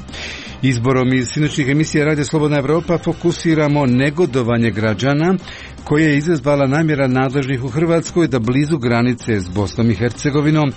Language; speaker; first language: Croatian; native; Croatian